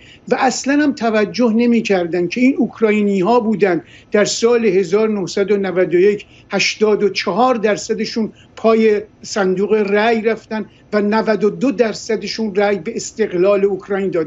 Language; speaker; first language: Persian; native; Persian